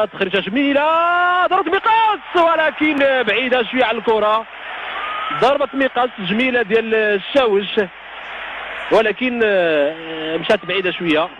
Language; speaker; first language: Arabic; native; Arabic